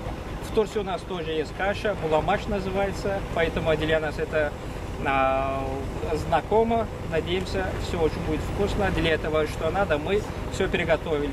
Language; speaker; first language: Russian; non-native, fluent; Turkish